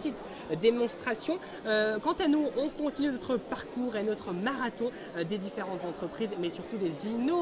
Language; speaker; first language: French; native; French